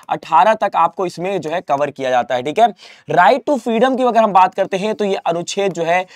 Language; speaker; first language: Hindi; native; Hindi